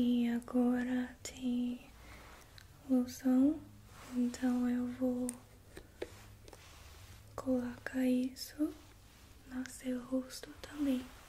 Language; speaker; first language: Portuguese; non-native, learner; English